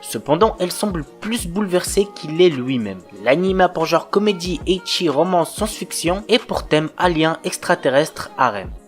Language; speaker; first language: French; native; French